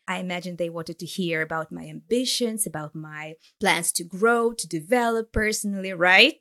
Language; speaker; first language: English; non-native, fluent; Ukrainian